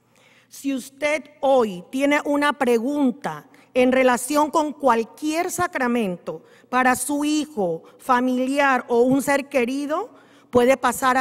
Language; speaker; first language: Spanish; native; Spanish